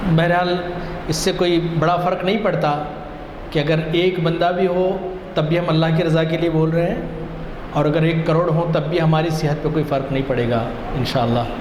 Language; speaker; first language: Urdu; non-native, local second language; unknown